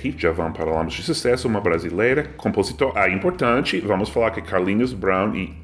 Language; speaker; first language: Portuguese; non-native, fluent; English